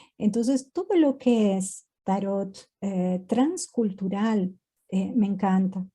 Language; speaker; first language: Spanish; native; Spanish